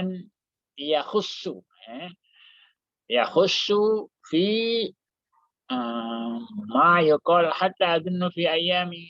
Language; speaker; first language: Arabic; non-native, fluent; Indonesian